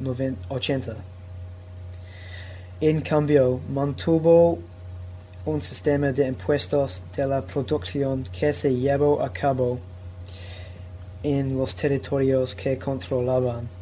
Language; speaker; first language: Spanish; non-native, learner; English